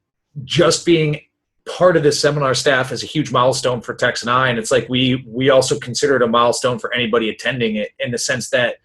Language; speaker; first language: English; native; English